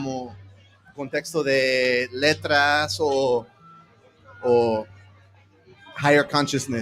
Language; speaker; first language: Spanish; early bilingual, heritage; English